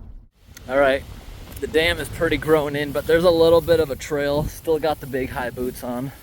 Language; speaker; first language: English; native; English